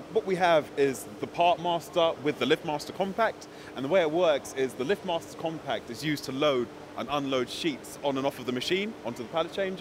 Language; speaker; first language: English; native; English